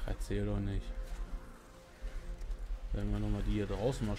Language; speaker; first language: German; native; German